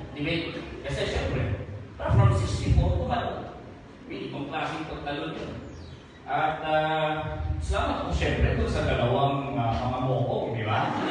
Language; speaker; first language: Filipino; non-native, local second language; Hiligaynon